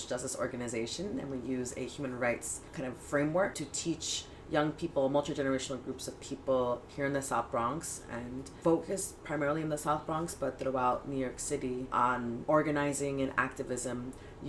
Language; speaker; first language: English; early bilingual, other home language; Spanish